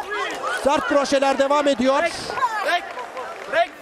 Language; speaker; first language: Turkish; native; Turkish